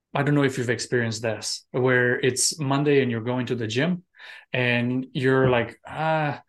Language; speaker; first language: English; non-native, fluent; Romanian